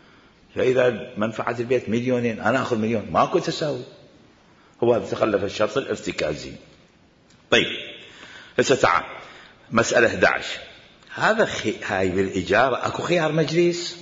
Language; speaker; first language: Arabic; native; Arabic